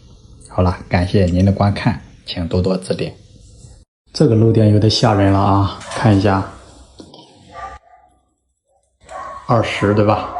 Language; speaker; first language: Chinese; native; Chinese